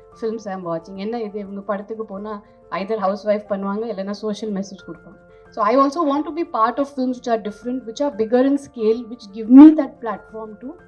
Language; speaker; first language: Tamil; non-native, fluent; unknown